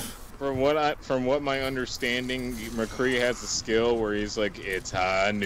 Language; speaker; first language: English; native; English